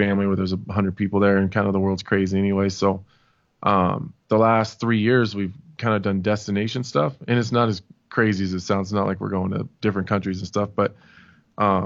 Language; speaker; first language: English; native; English